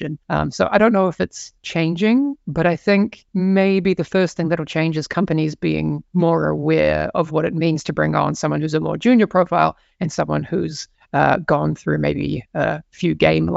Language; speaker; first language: English; native; English